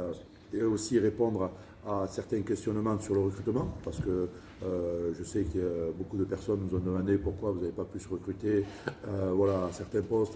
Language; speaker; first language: French; native; French